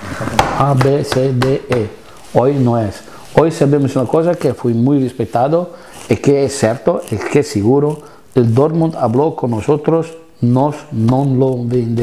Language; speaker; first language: Spanish; non-native, fluent; Italian